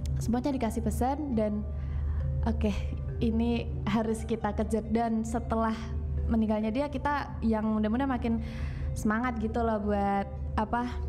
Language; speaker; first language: Indonesian; non-native, local second language; Javanese